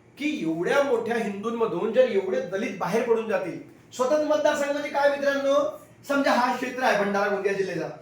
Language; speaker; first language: Marathi; non-native, local second language; Hindi